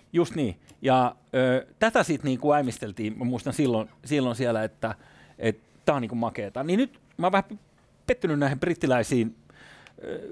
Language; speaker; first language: Finnish; native; Finnish